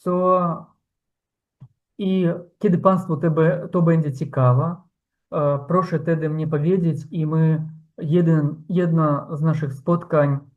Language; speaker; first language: Polish; non-native, fluent; Ukrainian